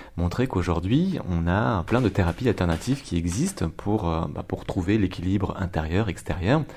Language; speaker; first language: French; native; French